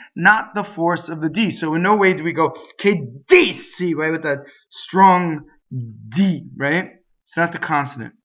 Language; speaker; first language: English; native; English